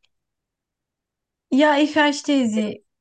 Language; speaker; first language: German; non-native, learner; Turkish